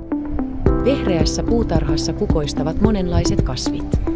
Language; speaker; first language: Finnish; native; Finnish